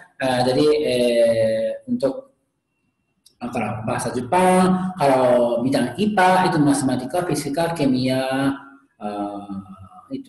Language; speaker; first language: Indonesian; non-native, learner; Japanese